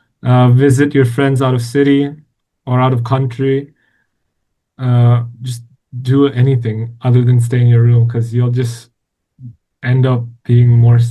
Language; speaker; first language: English; non-native, fluent; Indonesian